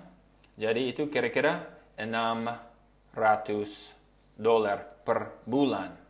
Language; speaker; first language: Indonesian; non-native, fluent; English